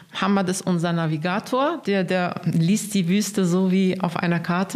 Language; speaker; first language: German; non-native, fluent; Arabic